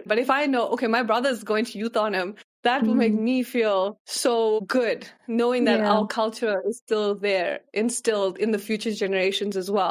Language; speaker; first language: English; early bilingual, other home language; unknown